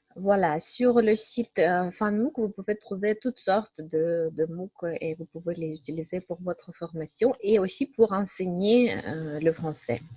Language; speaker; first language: French; non-native, fluent; Russian